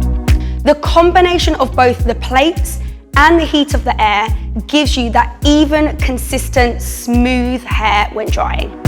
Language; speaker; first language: English; native; English